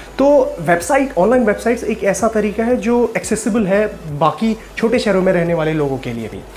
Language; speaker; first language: Hindi; native; Hindi